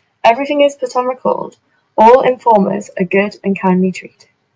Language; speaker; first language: English; native; English